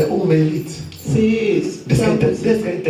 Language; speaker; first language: Swedish; non-native, fluent; Lingala